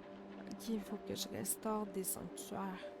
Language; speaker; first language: French; native; French